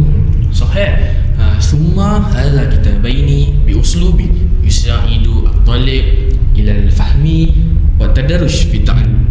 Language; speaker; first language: Arabic; non-native, learner; Malay